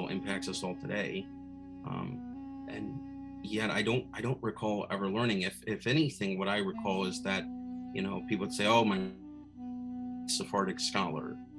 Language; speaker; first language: English; native; English